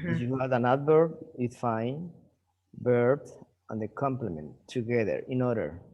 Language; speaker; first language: English; non-native, fluent; Spanish